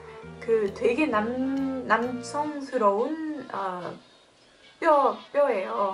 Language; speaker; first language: Korean; non-native, fluent; French